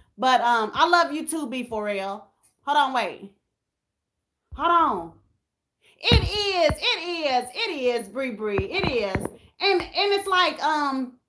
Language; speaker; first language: English; native; English